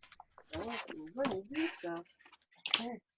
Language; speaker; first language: French; native; French